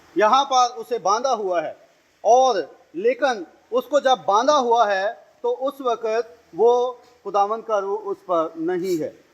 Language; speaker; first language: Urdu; non-native, local second language; Punjabi